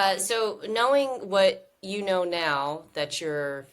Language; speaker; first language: English; native; English